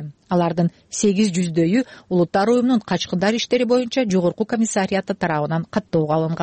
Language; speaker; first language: Kyrgyz; native; Kyrgyz